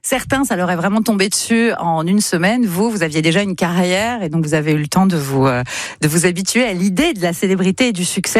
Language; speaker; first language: French; native; French